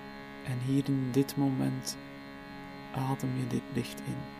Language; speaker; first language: Dutch; native; Dutch